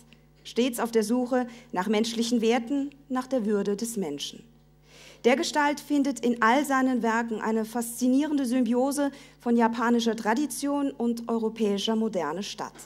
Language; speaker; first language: German; native; German